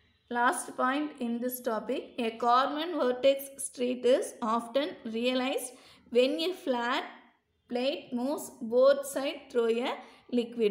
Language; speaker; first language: English; non-native, local second language; Tamil